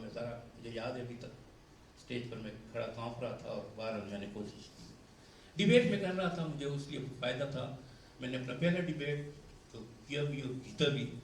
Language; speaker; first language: Urdu; non-native, local second language; Pashto